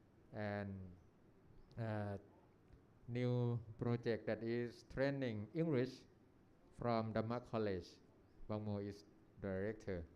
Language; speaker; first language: English; non-native, learner; Thai